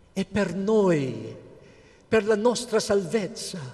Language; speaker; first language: Italian; non-native, fluent; Filipino